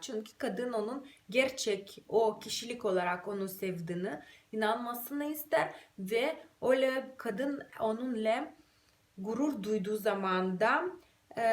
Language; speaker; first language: Turkish; non-native, fluent; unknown